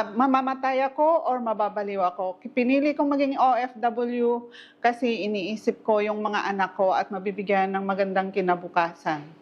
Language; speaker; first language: Filipino; non-native, local second language; Hiligaynon